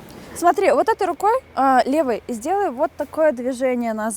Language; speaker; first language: Russian; native; Russian